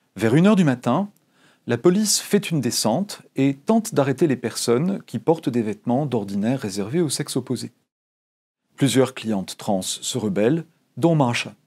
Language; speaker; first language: French; native; French